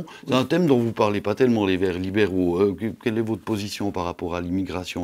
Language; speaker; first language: French; native; French